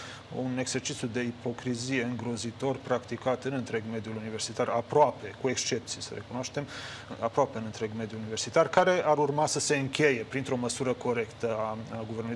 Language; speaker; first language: Romanian; native; Romanian